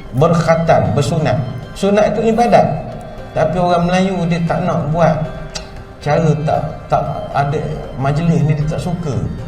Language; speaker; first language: Malay; native; Malay